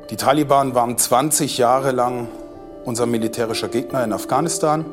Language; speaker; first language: German; native; German